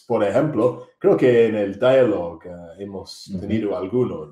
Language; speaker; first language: Spanish; non-native, fluent; English